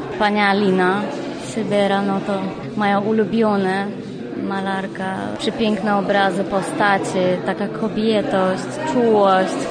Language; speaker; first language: Polish; non-native, fluent; Russian